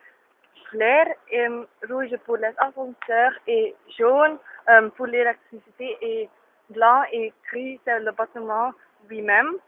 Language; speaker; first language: French; non-native, learner; Dutch